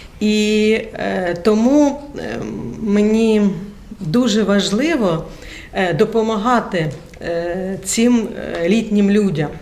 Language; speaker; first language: Ukrainian; non-native, local second language; Russian